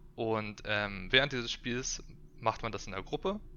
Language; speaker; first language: German; native; German